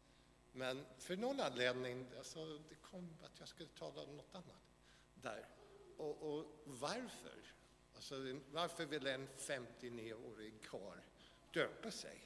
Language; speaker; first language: Swedish; non-native, fluent; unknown